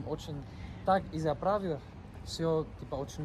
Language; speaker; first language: Russian; non-native, learner; Spanish